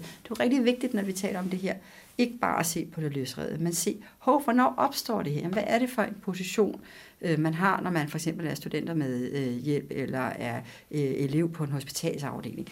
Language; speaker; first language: Danish; native; Danish